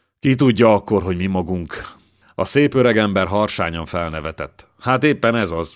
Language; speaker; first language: Hungarian; native; Hungarian